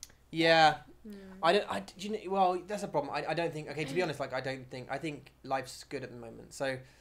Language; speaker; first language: English; native; English